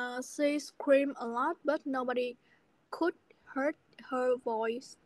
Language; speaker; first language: English; non-native, learner; Vietnamese